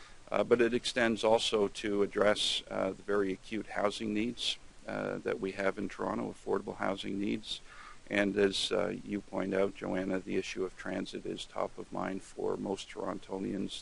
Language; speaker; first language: English; native; English